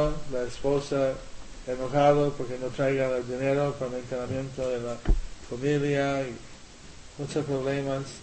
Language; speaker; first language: Spanish; non-native, learner; English